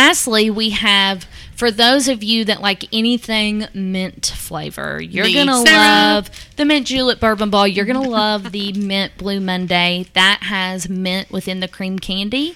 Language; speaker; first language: English; native; English